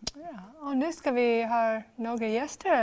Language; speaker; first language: Swedish; non-native, fluent; English